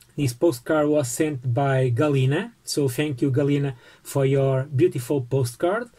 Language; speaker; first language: English; non-native, fluent; Portuguese